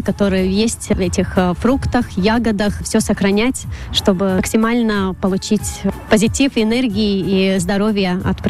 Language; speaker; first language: Russian; non-native, local second language; Latvian